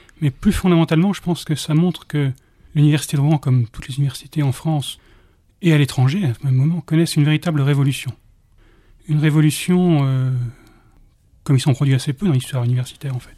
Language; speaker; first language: French; native; French